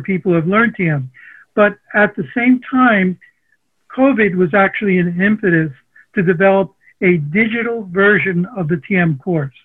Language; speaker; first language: English; early bilingual, other home language; Armenian